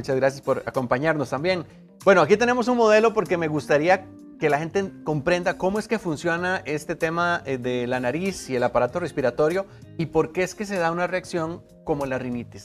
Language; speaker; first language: Spanish; native; Spanish